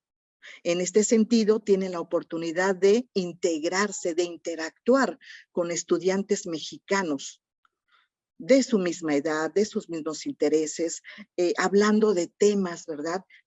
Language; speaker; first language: Spanish; native; Spanish